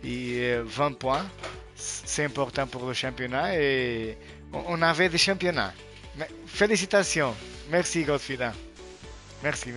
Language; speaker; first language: French; non-native, learner; Portuguese